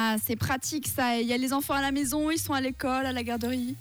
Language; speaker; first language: French; native; French